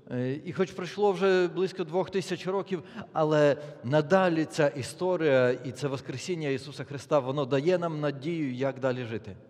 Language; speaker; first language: Polish; non-native, learner; Ukrainian